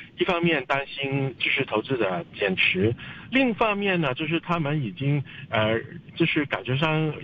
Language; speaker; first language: Chinese; non-native, local second language; Cantonese